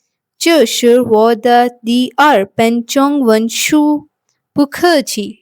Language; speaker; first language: Chinese; non-native, fluent; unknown